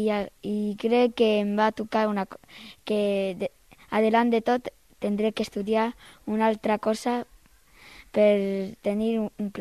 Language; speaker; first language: Catalan; early bilingual, other home language; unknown